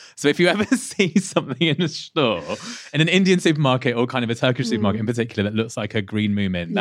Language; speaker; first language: English; native; English